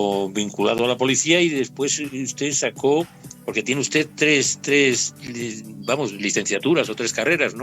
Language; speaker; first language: Spanish; native; Spanish